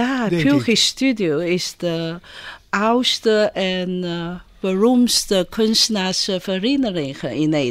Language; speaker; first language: Dutch; non-native, fluent; Chinese